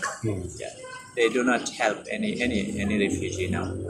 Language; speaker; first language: English; non-native, fluent; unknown